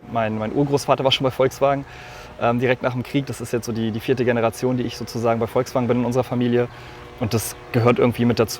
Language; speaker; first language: German; native; German